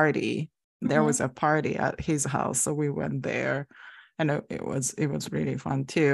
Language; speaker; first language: English; non-native, fluent; Japanese